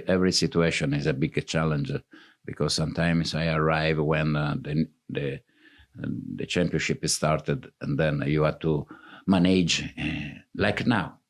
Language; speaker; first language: English; non-native, fluent; Italian